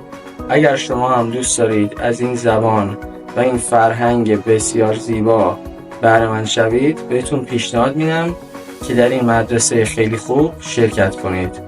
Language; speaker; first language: Persian; early bilingual, heritage; Persian